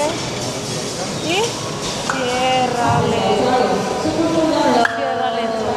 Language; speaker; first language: Spanish; native; Spanish